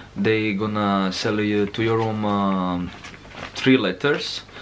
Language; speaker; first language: English; non-native, learner; Italian